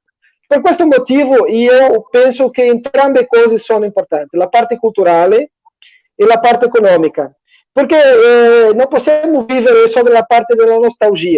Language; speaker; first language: Italian; non-native, fluent; Portuguese